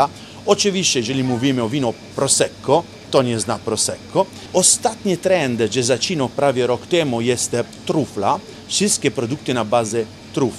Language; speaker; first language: Polish; non-native, learner; Italian